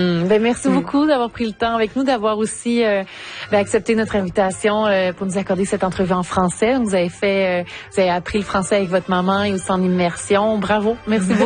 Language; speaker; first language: French; native; French